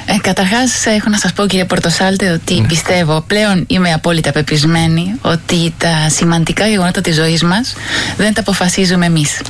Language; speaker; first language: Greek; non-native, fluent; Spanish